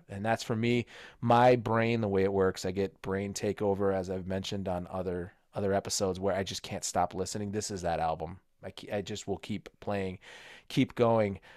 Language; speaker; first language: English; native; English